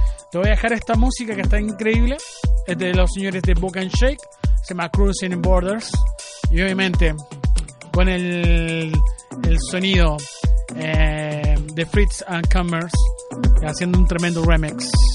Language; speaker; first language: Spanish; native; Spanish